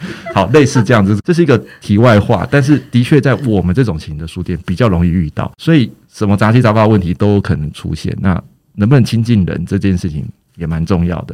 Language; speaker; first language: Chinese; native; Chinese